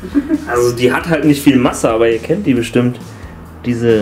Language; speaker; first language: German; native; German